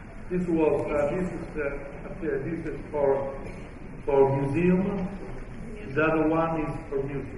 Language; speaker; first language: English; non-native, fluent; Italian